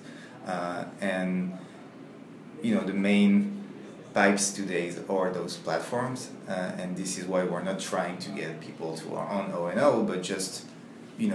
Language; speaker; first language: English; non-native, fluent; French